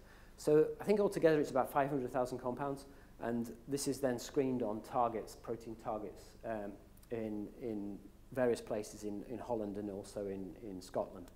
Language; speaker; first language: English; native; English